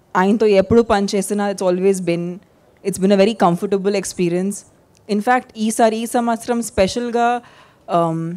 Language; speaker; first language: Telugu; non-native, fluent; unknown